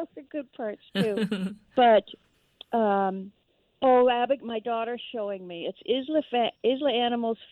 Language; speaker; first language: English; native; English